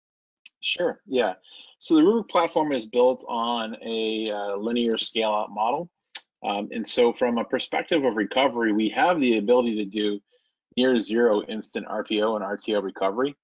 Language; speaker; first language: English; native; English